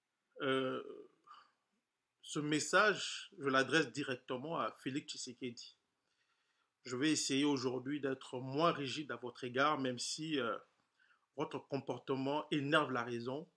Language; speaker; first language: French; non-native, local second language; Lingala